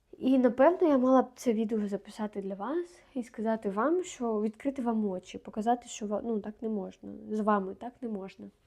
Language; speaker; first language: Ukrainian; non-native, local second language; Russian